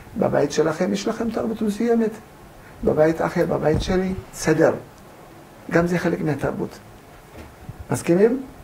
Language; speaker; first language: Hebrew; non-native, fluent; Amharic